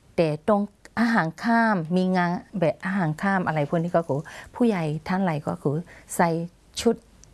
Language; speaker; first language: Thai; non-native, fluent; Burmese